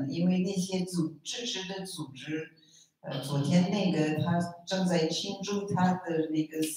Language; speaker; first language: Chinese; non-native, fluent; French